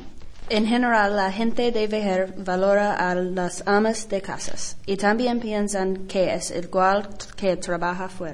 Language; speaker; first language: Spanish; non-native, learner; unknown